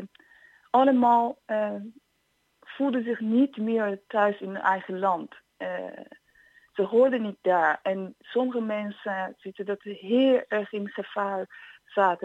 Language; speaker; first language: Dutch; non-native, fluent; Persian